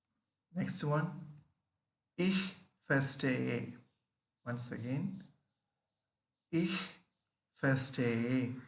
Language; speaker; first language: German; non-native, learner; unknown